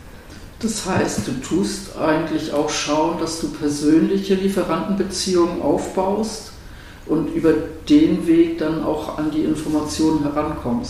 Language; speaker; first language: German; native; German